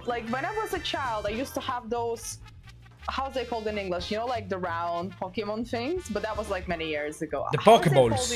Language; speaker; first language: English; non-native, fluent; Russian